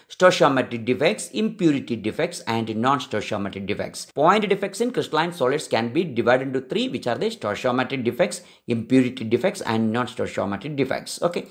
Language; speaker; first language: English; non-native, local second language; Malayalam